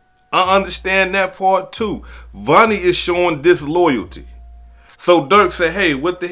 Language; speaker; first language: English; native; English